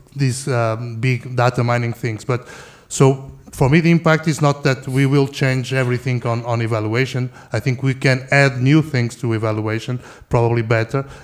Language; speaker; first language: English; non-native, fluent; Portuguese